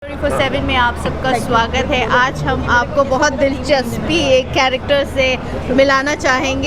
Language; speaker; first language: Hindi; native; Hindi